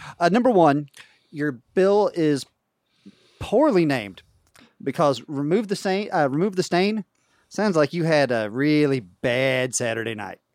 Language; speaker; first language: English; native; English